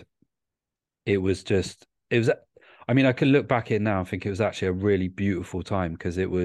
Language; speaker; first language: English; native; English